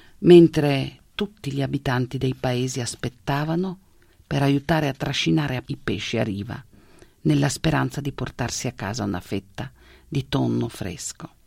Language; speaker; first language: Italian; non-native, local second language; Slovenian